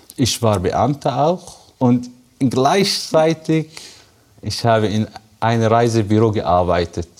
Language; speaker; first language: German; non-native, learner; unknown